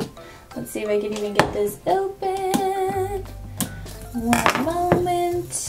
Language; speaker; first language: English; native; English